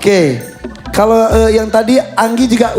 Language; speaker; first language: Indonesian; native; Indonesian